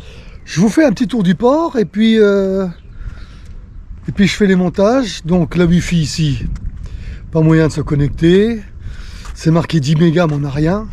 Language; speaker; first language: French; native; French